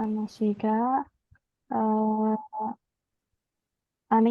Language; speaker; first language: Korean; non-native, learner; Indonesian